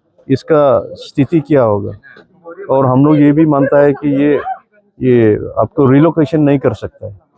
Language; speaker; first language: Hindi; non-native, local second language; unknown